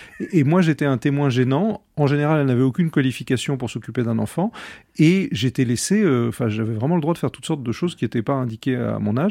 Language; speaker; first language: French; native; French